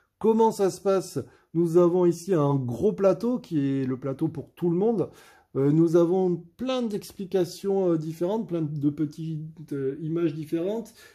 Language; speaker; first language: French; native; French